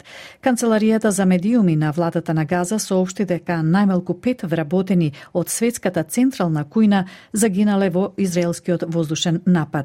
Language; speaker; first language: Macedonian; native; Macedonian